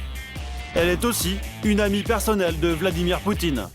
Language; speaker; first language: French; native; French